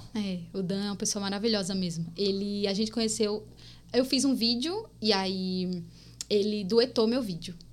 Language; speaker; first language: Portuguese; native; Portuguese